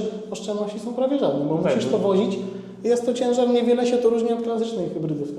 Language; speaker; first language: Polish; native; Polish